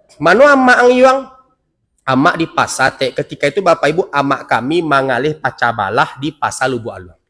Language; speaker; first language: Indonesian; non-native, local second language; Minangkabau